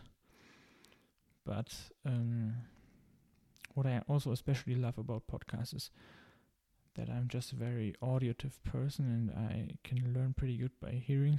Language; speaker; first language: English; non-native, fluent; German